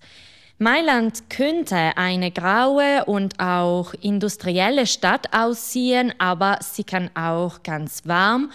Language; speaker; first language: German; non-native, local second language; Italian